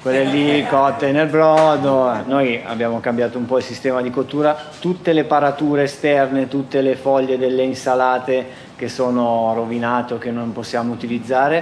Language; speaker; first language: Italian; native; Italian